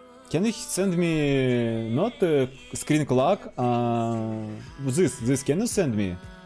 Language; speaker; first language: English; non-native, learner; Russian